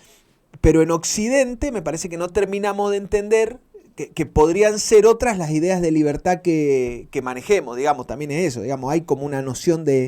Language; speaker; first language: Spanish; native; Spanish